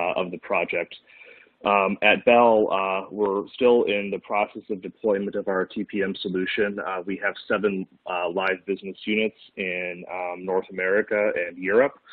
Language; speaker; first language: English; native; English